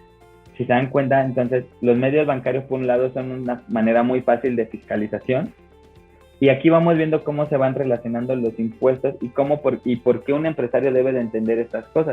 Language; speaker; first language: Spanish; native; Spanish